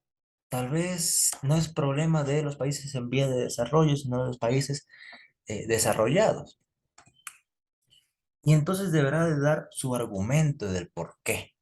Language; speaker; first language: Spanish; native; Spanish